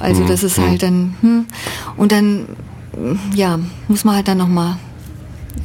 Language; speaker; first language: German; native; German